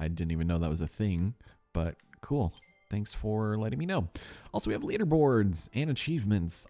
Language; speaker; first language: English; native; English